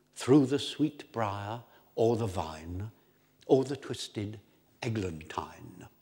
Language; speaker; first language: English; native; English